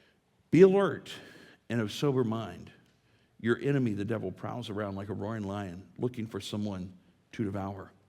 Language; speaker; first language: English; native; English